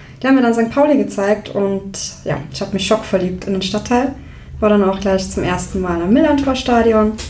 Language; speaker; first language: German; native; German